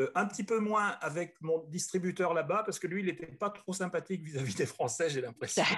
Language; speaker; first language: French; native; French